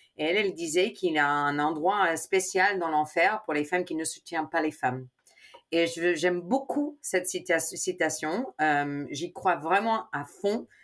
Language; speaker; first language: French; non-native, fluent; English